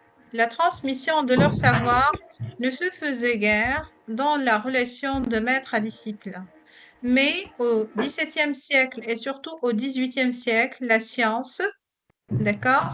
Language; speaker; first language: French; non-native, local second language; Arabic